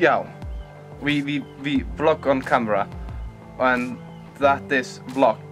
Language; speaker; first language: English; non-native, learner; Icelandic